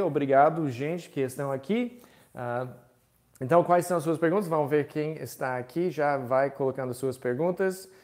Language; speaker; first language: Portuguese; non-native, fluent; English